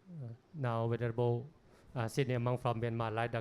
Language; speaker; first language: English; non-native, learner; Thai